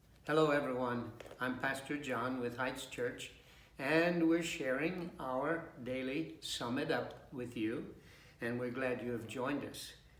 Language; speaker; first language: English; native; English